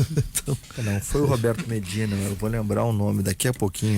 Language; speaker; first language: Portuguese; native; Portuguese